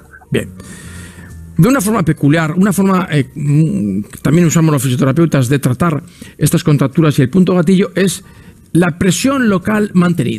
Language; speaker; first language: Spanish; native; Spanish